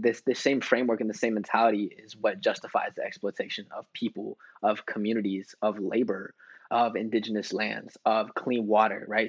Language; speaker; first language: English; native; English